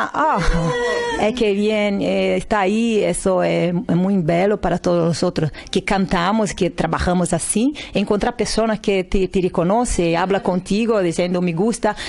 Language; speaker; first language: Spanish; non-native, learner; Portuguese